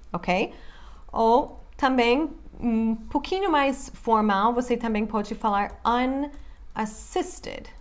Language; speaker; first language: Portuguese; non-native, fluent; English